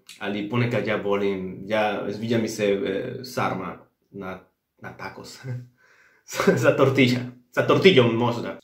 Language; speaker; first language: Serbian; non-native, learner; Spanish